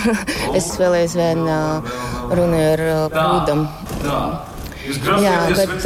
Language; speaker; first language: Latvian; non-native, learner; Russian